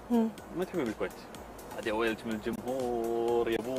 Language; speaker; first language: Arabic; native; Arabic